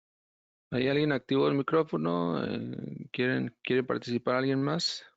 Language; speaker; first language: Spanish; native; Spanish